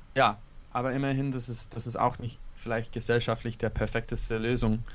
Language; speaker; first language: German; non-native, fluent; English